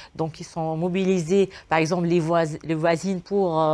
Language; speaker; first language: French; non-native, fluent; Arabic